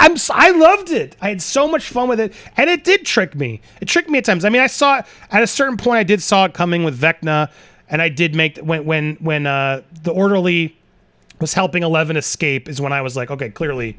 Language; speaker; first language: English; native; English